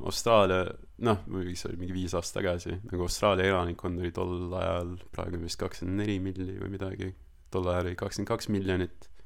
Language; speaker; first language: Estonian; early bilingual, other home language; Russian